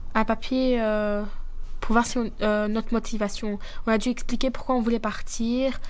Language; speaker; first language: French; native; French